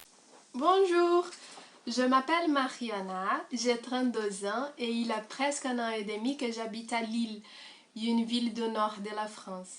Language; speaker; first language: French; non-native, fluent; Portuguese